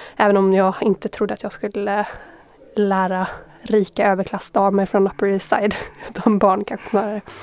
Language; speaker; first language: Swedish; native; Swedish